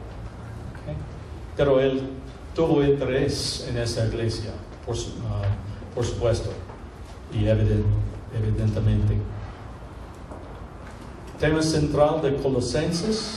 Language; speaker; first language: Spanish; non-native, fluent; English